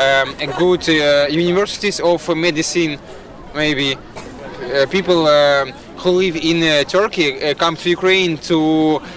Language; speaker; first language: English; non-native, learner; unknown